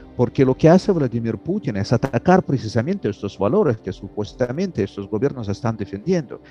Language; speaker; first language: Spanish; non-native, fluent; Russian